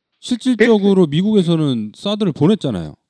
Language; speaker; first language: Korean; native; Korean